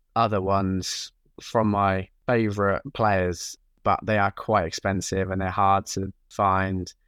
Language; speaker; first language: English; native; English